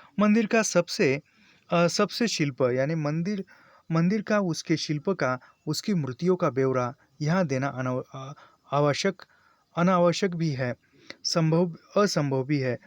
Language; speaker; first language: Hindi; non-native, local second language; Marathi